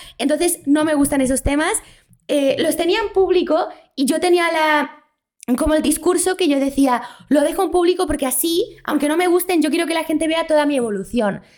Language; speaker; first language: Spanish; early bilingual, other home language; Polish